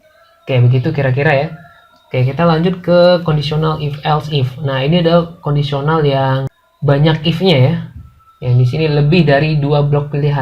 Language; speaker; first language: Indonesian; native; Indonesian